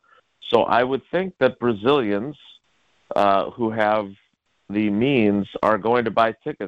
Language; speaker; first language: English; native; English